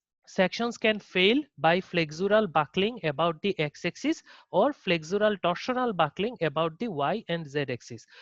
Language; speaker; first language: English; non-native, local second language; Bangla